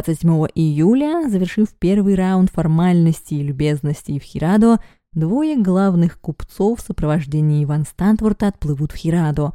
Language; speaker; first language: Russian; native; Russian